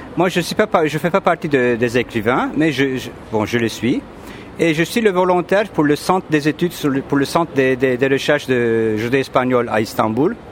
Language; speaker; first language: French; non-native, fluent; Turkish